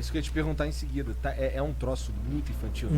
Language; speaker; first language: Portuguese; native; Portuguese